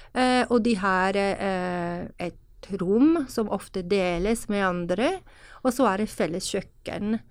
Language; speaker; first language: Norwegian; non-native, fluent; Italian